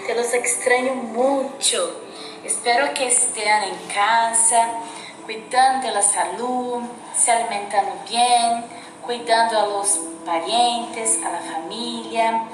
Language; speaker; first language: Spanish; non-native, fluent; Portuguese